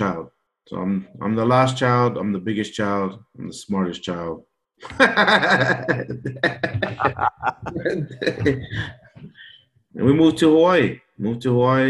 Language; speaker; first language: English; early bilingual, other home language; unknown